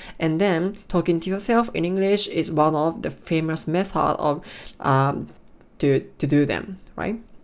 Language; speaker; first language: English; non-native, learner; Japanese